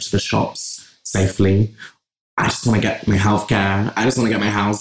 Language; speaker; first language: English; native; English